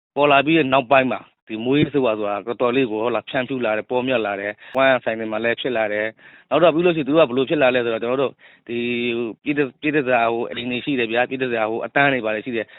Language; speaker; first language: Burmese; native; Burmese